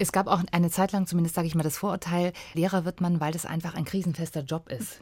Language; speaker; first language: German; native; German